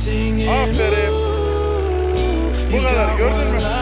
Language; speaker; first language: Turkish; native; Turkish